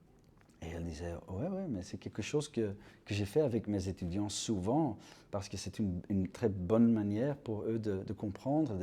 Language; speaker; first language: French; non-native, local second language; Dutch